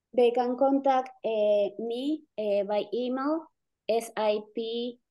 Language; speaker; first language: English; non-native, fluent; Spanish